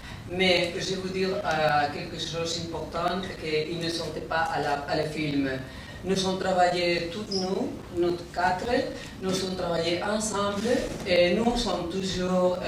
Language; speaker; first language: French; non-native, learner; Spanish